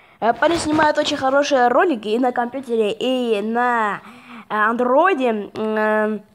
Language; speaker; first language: Russian; non-native, fluent; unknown